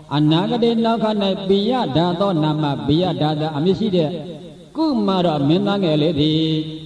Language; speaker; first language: Burmese; native; Burmese